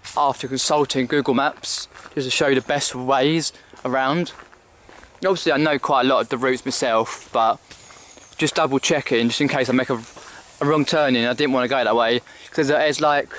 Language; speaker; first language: English; native; English